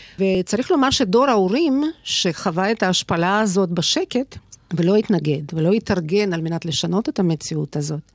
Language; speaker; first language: Hebrew; non-native, fluent; Russian